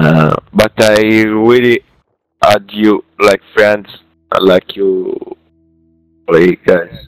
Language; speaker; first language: English; non-native, learner; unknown